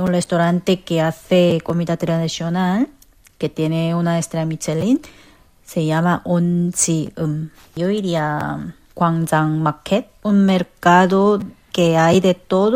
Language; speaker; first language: Spanish; non-native, fluent; Korean